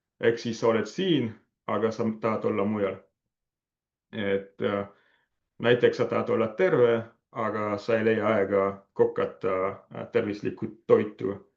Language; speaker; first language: Estonian; non-native, fluent; French